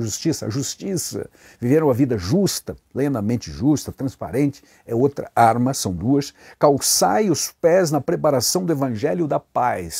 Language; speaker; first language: Portuguese; native; Portuguese